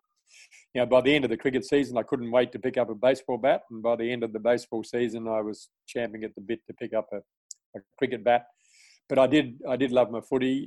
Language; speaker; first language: English; native; English